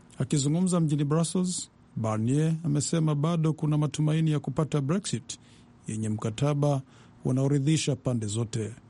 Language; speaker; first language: Swahili; non-native, local second language; Rundi